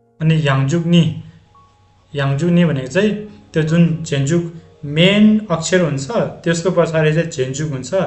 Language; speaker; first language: Nepali; non-native, local second language; Tibetan